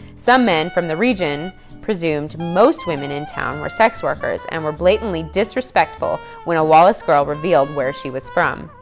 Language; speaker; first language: English; native; English